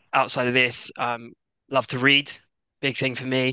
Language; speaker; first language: English; native; English